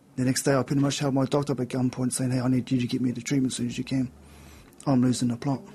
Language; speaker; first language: English; native; English